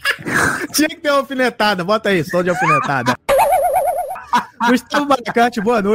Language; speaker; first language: Portuguese; native; Portuguese